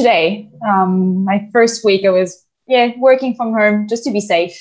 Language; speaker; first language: English; non-native, fluent; French